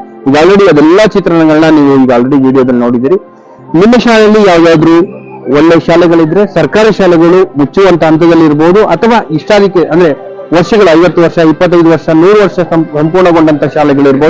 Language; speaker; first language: Kannada; native; Kannada